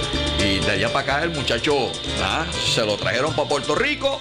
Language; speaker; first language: Spanish; native; Spanish